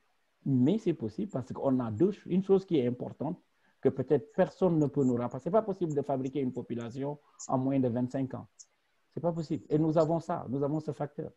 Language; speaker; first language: French; non-native, local second language; Wolof